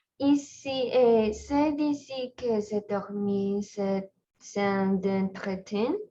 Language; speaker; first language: French; non-native, learner; Spanish